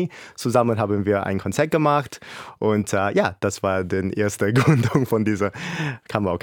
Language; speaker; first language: German; non-native, fluent; English